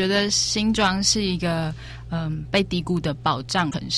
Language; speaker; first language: Chinese; native; Chinese